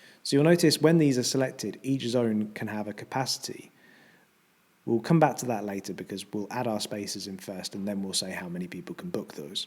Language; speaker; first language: English; native; English